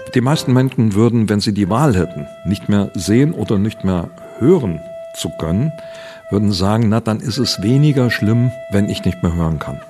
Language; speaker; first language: German; native; German